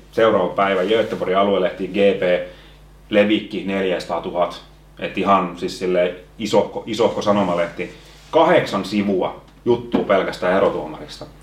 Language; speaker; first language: Finnish; native; Finnish